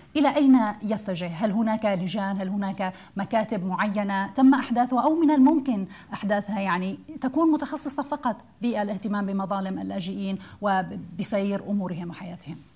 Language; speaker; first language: Arabic; native; Arabic